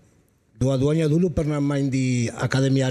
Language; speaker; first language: Indonesian; non-native, fluent; Spanish